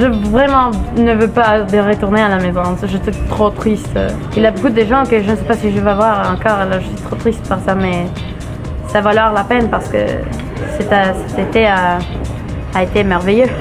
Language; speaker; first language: French; non-native, learner; English